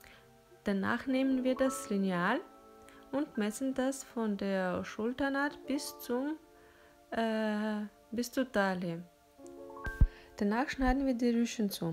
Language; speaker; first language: German; non-native, fluent; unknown